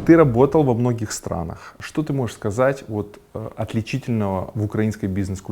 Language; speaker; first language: Russian; native; Russian